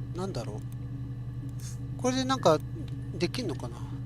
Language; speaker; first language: Japanese; native; Japanese